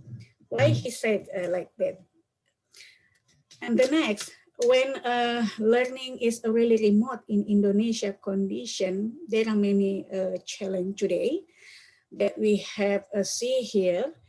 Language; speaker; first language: English; non-native, learner; Indonesian